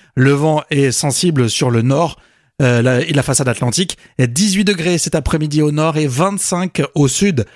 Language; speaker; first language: French; native; French